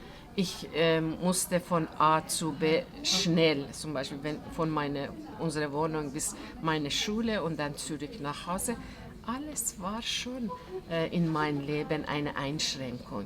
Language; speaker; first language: German; non-native, fluent; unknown